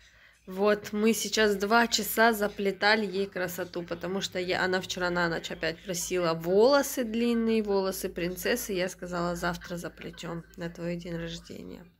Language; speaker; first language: Russian; native; Russian